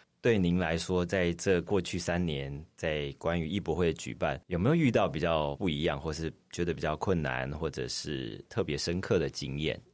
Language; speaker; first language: Chinese; native; Chinese